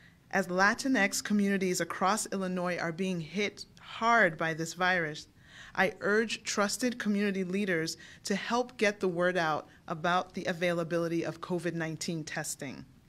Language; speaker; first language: English; native; English